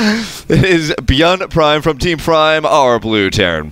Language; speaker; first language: English; native; English